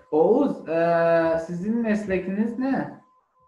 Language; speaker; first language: Turkish; non-native, learner; German